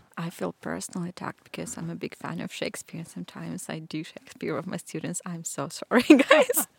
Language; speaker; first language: English; non-native, fluent; Russian